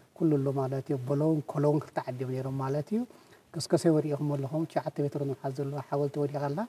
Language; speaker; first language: Tigrinya; non-native, local second language; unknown